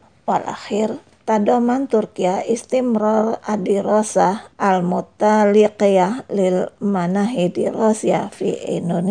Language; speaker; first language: Arabic; non-native, fluent; Indonesian